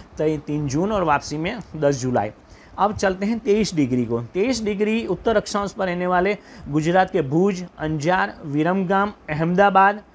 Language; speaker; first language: Hindi; non-native, local second language; Gujarati